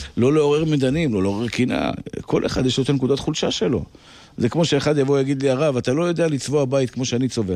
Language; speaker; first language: Hebrew; native; Hebrew